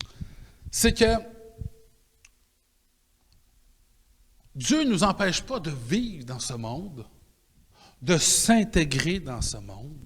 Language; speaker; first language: French; native; French